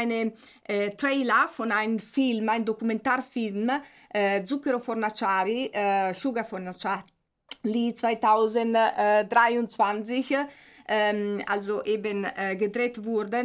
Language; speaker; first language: German; non-native, fluent; Italian